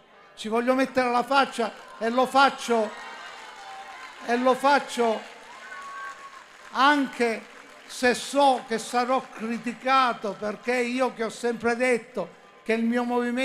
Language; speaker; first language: Italian; native; Italian